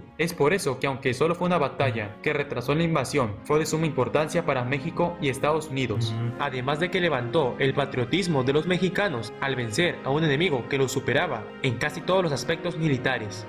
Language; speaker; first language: Spanish; native; Spanish